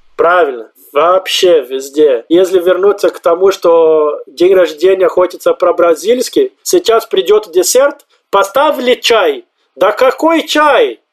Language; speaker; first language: Russian; non-native, fluent; Portuguese